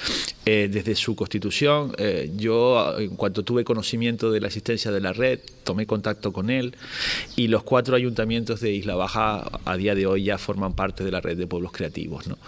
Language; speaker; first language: Spanish; native; Spanish